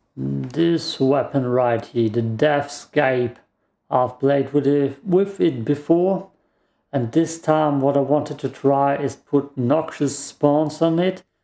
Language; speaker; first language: English; non-native, fluent; German